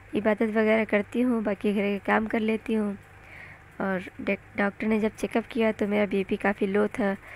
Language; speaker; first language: Hindi; native; Hindi